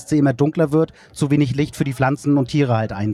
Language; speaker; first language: German; native; German